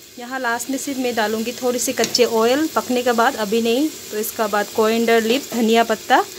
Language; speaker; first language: Hindi; non-native, local second language; Nepali